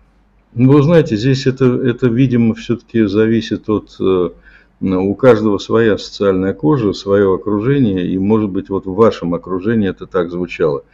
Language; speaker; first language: Russian; native; Russian